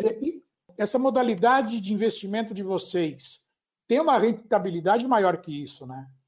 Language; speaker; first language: Portuguese; native; Portuguese